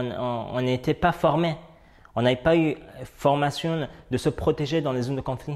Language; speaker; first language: French; non-native, fluent; Persian